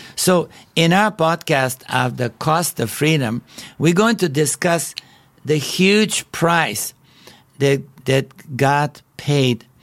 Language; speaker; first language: English; non-native, fluent; Bulgarian